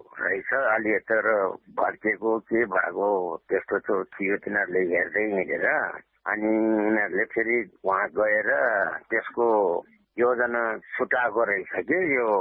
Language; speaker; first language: Nepali; non-native, local second language; Gurung